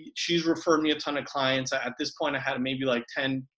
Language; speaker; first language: English; early bilingual, other home language; Spanish